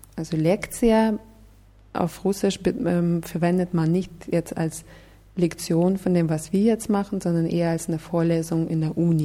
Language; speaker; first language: German; non-native, fluent; Russian